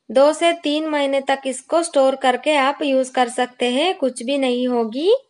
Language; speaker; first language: Hindi; non-native, local second language; Kannada